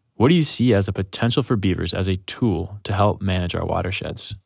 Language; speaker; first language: English; native; English